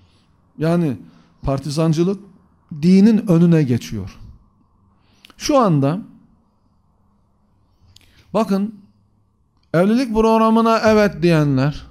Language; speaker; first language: Turkish; native; Turkish